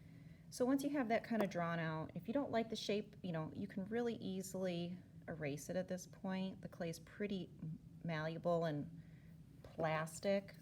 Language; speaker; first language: English; native; English